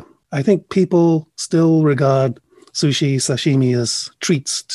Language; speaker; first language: English; native; English